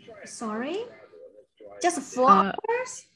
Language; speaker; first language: English; non-native, fluent; Chinese